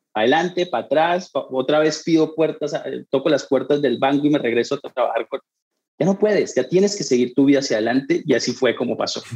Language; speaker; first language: Spanish; native; Spanish